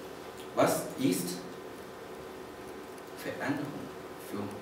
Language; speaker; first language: German; non-native, learner; Chinese